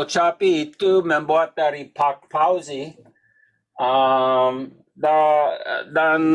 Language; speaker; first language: Indonesian; non-native, learner; English